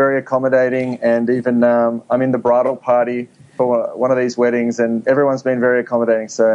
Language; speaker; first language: English; native; English